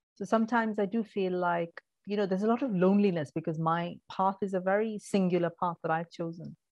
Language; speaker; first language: English; non-native, local second language; Malayalam